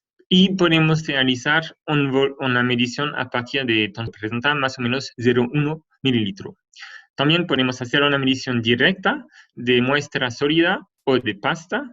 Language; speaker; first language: Spanish; non-native, fluent; French